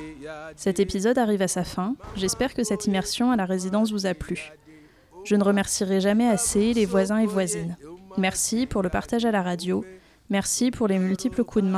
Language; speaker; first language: French; native; French